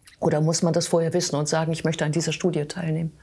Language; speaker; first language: German; native; German